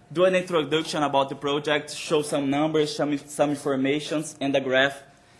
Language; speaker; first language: English; non-native, fluent; Portuguese